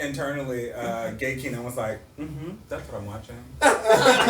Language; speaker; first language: English; native; English